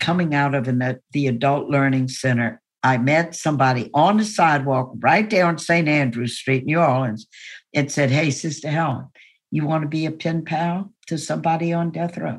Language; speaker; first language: English; native; English